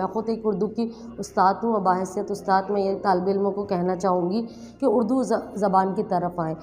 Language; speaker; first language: Urdu; native; Urdu